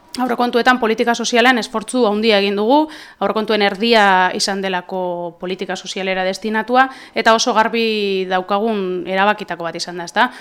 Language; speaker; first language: Basque; native; Basque